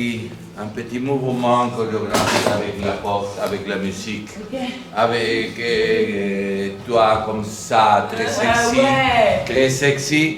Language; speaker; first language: French; non-native, fluent; Spanish